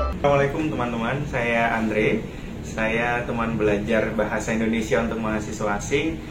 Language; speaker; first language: Indonesian; native; Indonesian